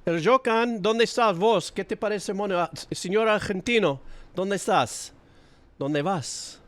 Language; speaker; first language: Spanish; non-native, learner; English